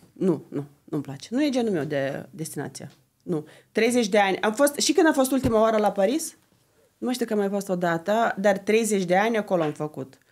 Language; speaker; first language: Romanian; non-native, fluent; Lithuanian